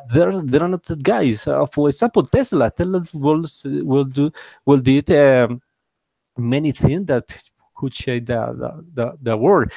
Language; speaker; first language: English; non-native, learner; Spanish